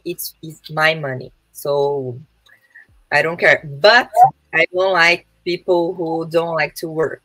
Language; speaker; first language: English; non-native, learner; Portuguese